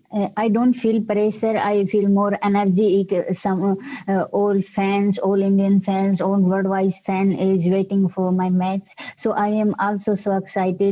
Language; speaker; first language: English; non-native, learner; Hindi